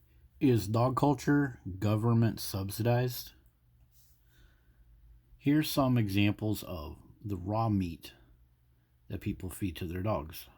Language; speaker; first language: English; native; English